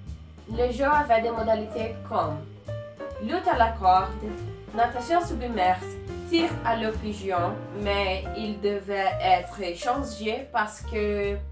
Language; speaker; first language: French; non-native, learner; Portuguese